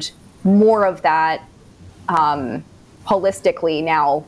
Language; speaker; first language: English; native; English